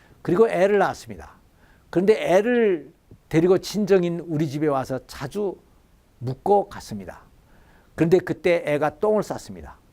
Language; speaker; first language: Korean; native; Korean